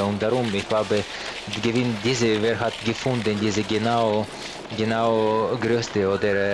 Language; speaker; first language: German; non-native, learner; Russian